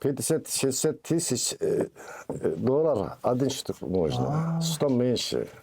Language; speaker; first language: Russian; non-native, learner; Turkish